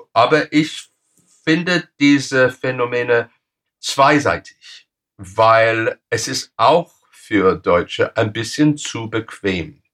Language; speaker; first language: German; non-native, fluent; English